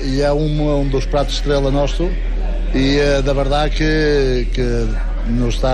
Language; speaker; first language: Spanish; non-native, learner; Portuguese